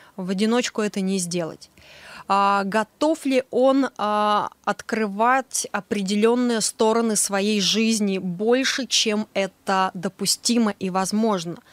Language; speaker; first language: Russian; native; Russian